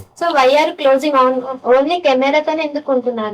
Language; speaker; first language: Telugu; native; Telugu